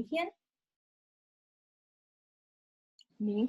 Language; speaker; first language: Chinese; non-native, fluent; Indonesian